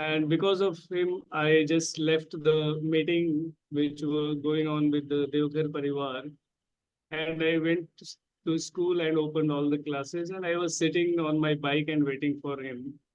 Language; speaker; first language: English; non-native, local second language; Hindi